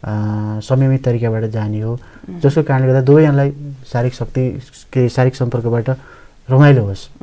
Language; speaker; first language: Nepali; native; Nepali